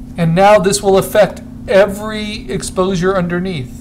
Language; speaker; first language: English; native; English